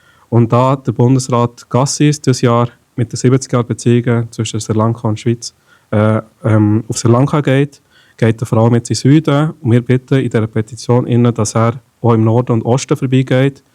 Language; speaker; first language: German; non-native, local second language; Tamil